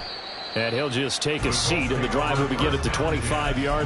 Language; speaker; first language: English; native; English